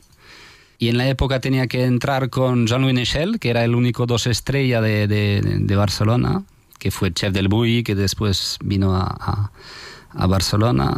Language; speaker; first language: Spanish; non-native, fluent; French